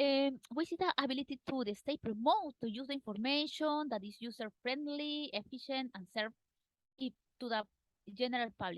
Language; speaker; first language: English; non-native, learner; Spanish